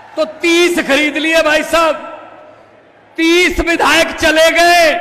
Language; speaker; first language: Hindi; native; Hindi